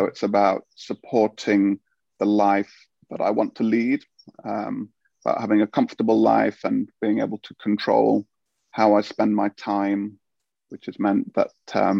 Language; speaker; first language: English; native; English